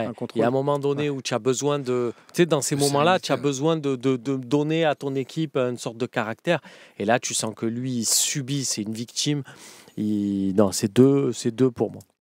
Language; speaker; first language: French; native; French